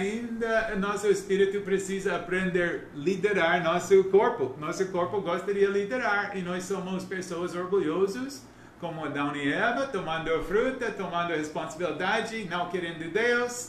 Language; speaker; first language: Portuguese; non-native, learner; English